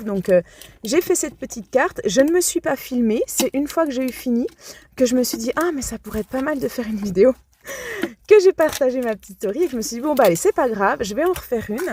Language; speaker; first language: French; native; French